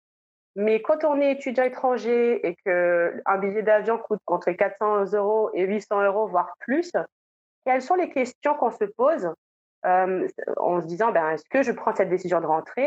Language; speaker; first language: French; native; French